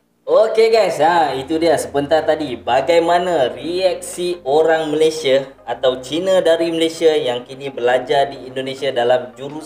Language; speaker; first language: Malay; native; Malay